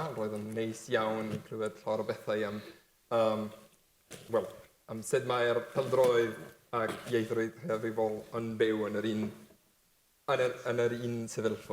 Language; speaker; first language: Welsh; non-native, fluent; Spanish